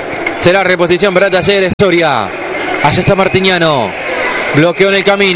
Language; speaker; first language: Spanish; native; Spanish